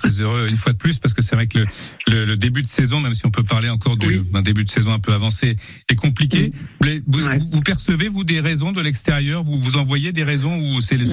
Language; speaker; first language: French; native; French